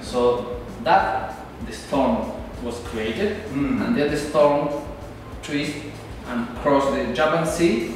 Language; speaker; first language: English; non-native, learner; Spanish